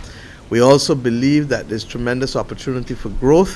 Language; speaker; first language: English; native; English